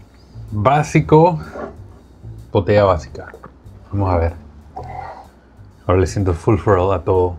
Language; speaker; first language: Spanish; native; Spanish